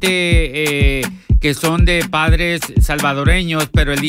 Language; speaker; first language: Spanish; early bilingual, heritage; Spanish